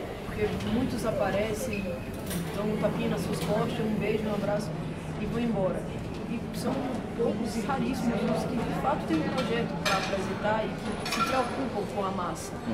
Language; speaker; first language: Portuguese; native; Portuguese